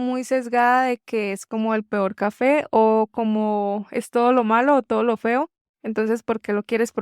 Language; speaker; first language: Spanish; native; Spanish